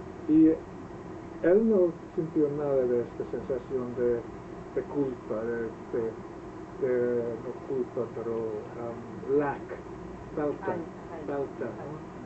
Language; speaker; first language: Spanish; non-native, fluent; Welsh